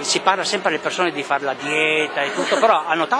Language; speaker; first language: Italian; native; Italian